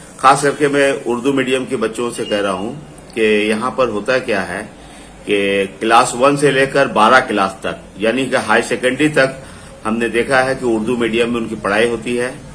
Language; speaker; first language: Hindi; non-native, local second language; Urdu